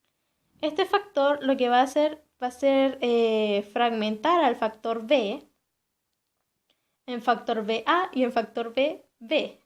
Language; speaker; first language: Spanish; native; Spanish